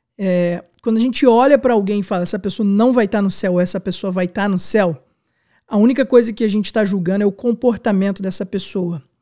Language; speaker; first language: Portuguese; native; Portuguese